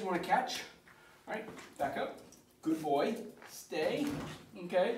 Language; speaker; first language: English; native; English